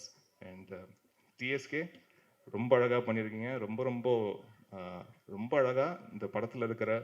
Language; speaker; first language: Tamil; native; Tamil